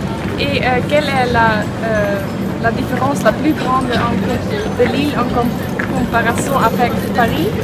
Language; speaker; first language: French; non-native, learner; Dutch